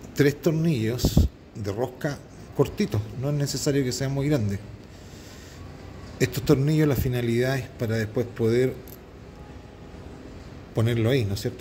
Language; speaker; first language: Spanish; native; Spanish